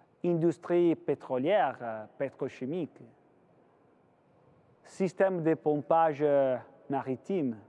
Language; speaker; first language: French; non-native, fluent; Italian